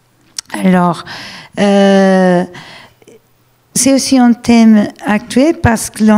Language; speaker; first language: French; non-native, fluent; Portuguese